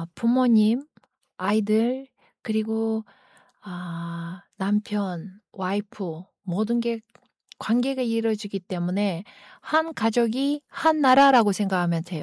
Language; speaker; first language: Korean; non-native, fluent; Kyrgyz